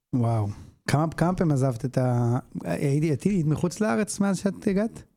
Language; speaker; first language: Hebrew; native; Hebrew